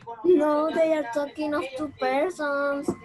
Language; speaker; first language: English; non-native, learner; Spanish